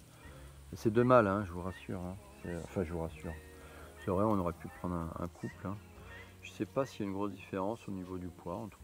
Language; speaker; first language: French; native; French